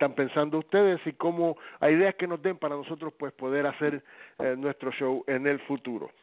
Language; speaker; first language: Spanish; early bilingual, heritage; Spanish